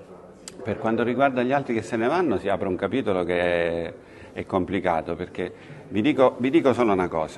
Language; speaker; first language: Italian; native; Italian